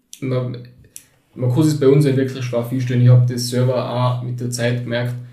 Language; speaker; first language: German; early bilingual, other home language; Turkish